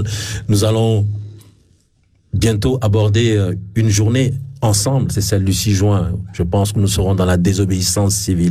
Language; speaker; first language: French; non-native, local second language; Ewe